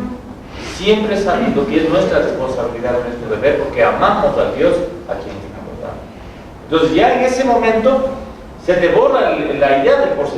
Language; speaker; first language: Spanish; native; Spanish